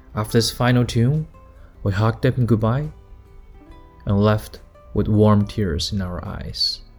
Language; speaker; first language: English; non-native, fluent; Chinese